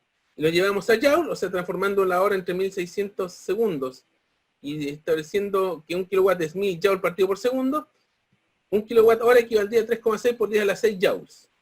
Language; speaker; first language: Spanish; native; Spanish